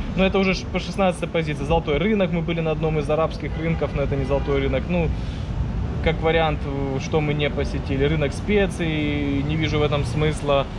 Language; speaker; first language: Russian; native; Russian